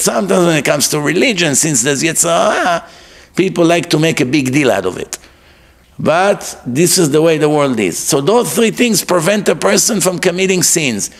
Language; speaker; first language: English; non-native, fluent; Hebrew